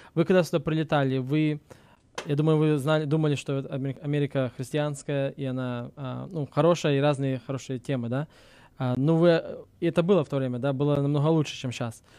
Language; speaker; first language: Russian; early bilingual, heritage; Russian